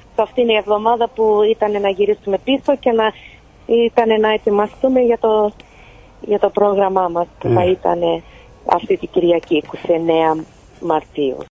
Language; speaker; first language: Greek; early bilingual, heritage; Greek